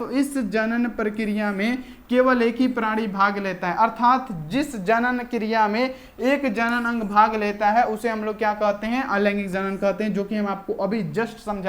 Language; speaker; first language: Hindi; native; Hindi